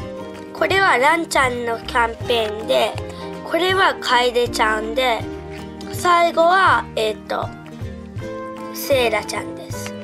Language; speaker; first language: Japanese; early bilingual, heritage; Japanese